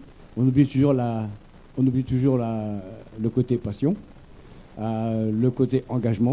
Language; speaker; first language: French; native; French